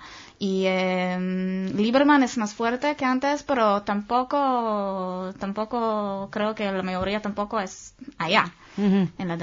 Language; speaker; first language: Spanish; non-native, fluent; Hebrew